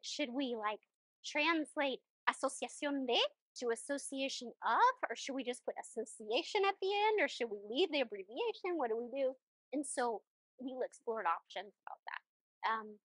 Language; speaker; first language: English; early bilingual, other home language; Spanish